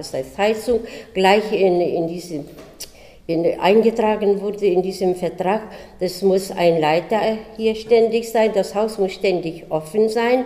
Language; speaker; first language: German; early bilingual, heritage; German